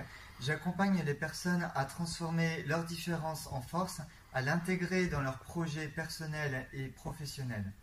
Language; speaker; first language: French; native; French